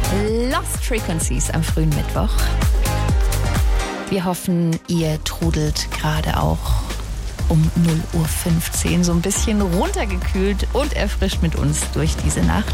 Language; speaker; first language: German; native; German